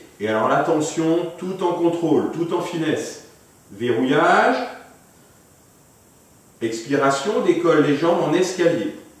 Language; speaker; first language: French; native; French